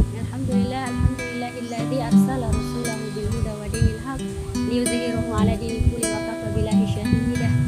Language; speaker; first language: Indonesian; non-native, local second language; Tetum